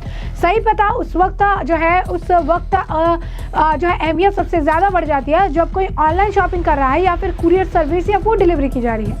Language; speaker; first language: Hindi; native; Hindi